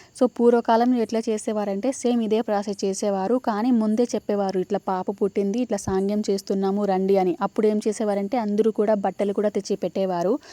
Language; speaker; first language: Telugu; non-native, local second language; Lambadi